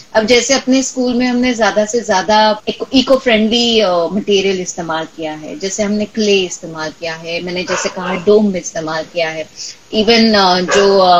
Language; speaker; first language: Hindi; non-native, local second language; Marathi